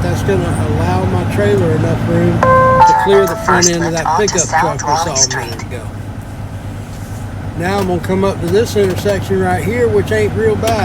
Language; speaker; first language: English; native; English